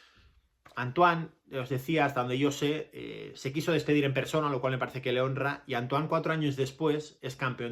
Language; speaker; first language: Spanish; native; Spanish